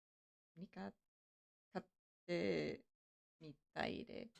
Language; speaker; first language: Japanese; non-native, learner; English